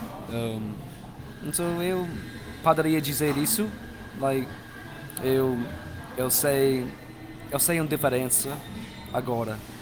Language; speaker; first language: Portuguese; non-native, learner; English